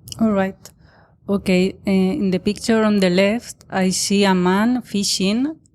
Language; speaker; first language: English; non-native, learner; Spanish